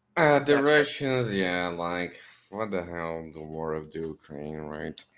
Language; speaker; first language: English; non-native, fluent; Portuguese